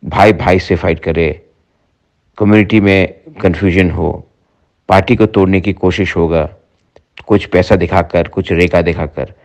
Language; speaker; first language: Hindi; non-native, local second language; Kok Borok